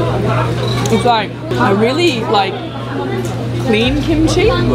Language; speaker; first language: English; native; English